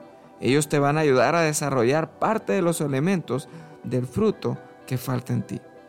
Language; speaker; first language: Spanish; native; Spanish